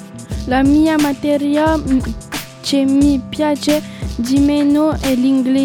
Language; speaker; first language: Italian; non-native, learner; French